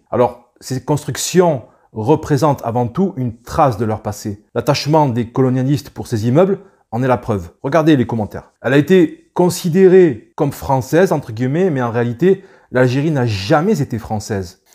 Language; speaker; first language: French; native; French